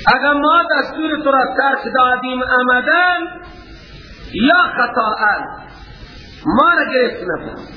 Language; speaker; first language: Persian; native; Persian